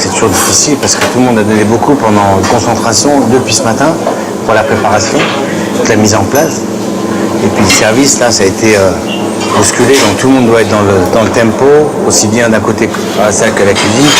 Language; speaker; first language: French; native; French